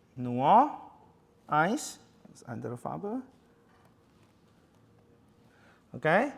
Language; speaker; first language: German; non-native, learner; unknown